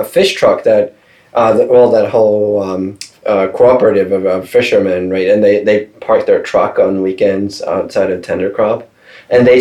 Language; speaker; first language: English; non-native, fluent; Swedish